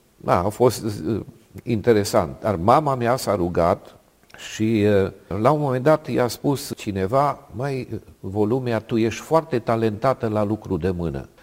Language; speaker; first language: Romanian; native; Romanian